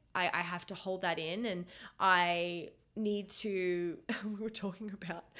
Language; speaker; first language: English; native; English